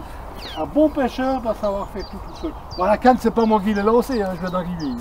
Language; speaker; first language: French; native; French